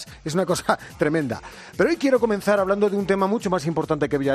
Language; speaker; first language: Spanish; native; Spanish